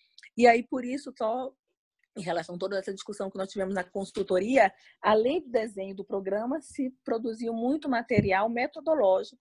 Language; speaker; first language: Portuguese; native; Portuguese